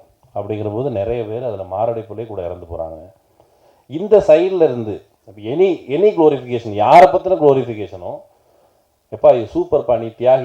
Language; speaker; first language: Tamil; native; Tamil